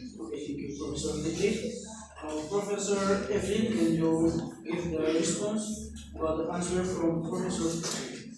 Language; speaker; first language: English; non-native, learner; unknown